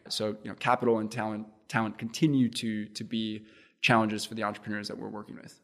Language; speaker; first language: English; native; English